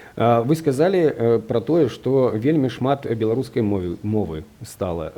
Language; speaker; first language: Belarusian; non-native, local second language; Russian